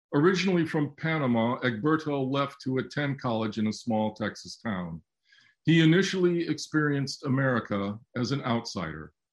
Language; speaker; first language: English; native; English